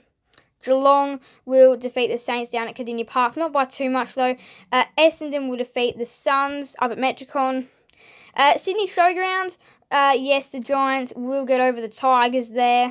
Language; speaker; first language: English; native; English